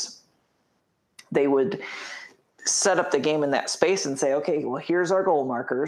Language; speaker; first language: English; native; English